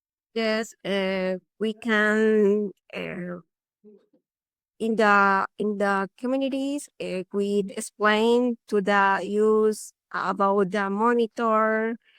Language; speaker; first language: English; non-native, learner; Spanish